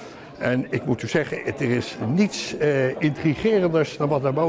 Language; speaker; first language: Dutch; native; Dutch